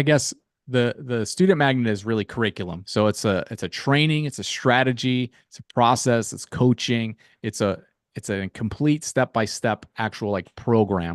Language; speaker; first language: English; native; English